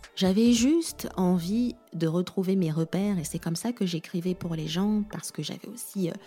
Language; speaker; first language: French; non-native, local second language; Lingala